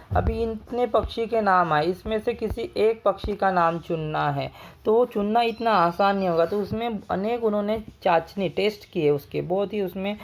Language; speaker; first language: Hindi; non-native, local second language; Marathi